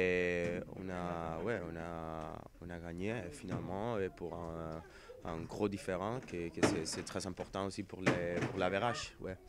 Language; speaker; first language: French; non-native, fluent; Spanish